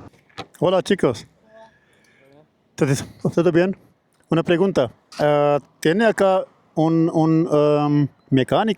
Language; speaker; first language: Spanish; non-native, learner; Urdu